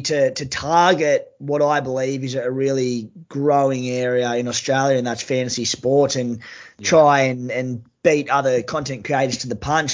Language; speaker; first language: English; native; English